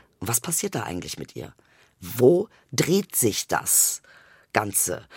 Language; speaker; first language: German; early bilingual, other home language; Turkish